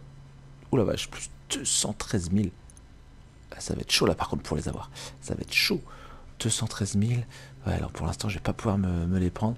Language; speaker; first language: French; native; French